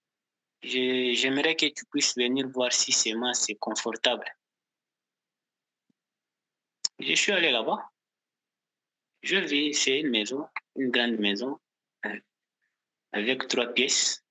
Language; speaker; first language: French; non-native, local second language; Portuguese